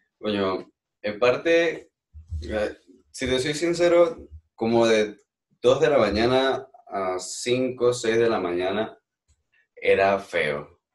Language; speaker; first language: Spanish; native; Spanish